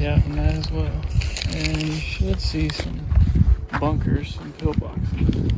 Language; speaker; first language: English; native; English